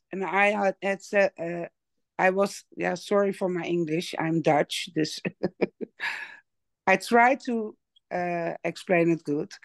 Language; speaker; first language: English; non-native, learner; Dutch